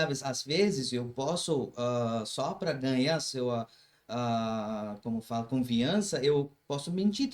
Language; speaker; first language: Portuguese; non-native, learner; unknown